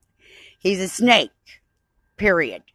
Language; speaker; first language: English; native; English